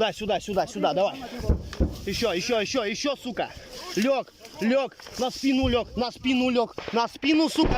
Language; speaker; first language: Russian; native; Russian